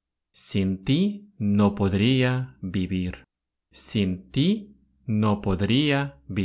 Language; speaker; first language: Spanish; non-native, fluent; Russian